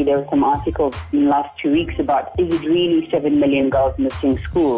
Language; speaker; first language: English; native; English